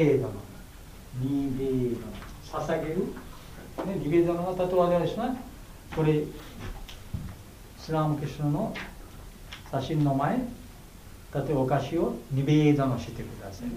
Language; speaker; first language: Japanese; non-native, fluent; Bangla